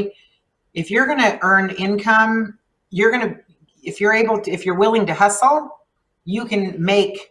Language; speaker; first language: English; early bilingual, other home language; Spanish